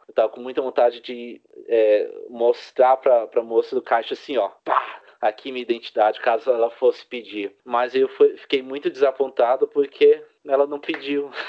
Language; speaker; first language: Portuguese; early bilingual, heritage; Portuguese